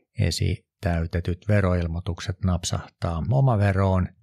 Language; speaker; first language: Finnish; native; Finnish